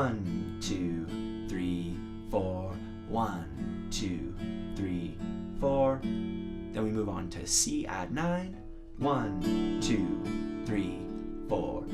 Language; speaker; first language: English; native; English